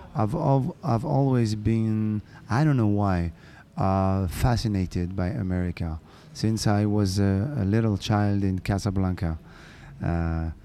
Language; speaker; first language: English; non-native, fluent; Arabic